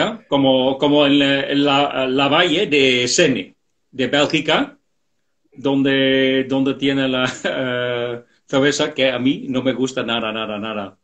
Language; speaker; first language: Spanish; non-native, fluent; Dutch